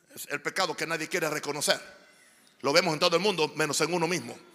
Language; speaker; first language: Spanish; native; Spanish